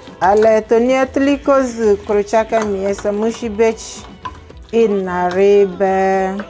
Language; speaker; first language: Polish; non-native, learner; Igbo